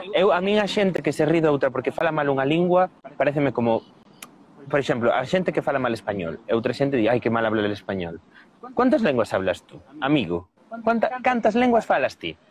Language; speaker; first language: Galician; non-native, local second language; Spanish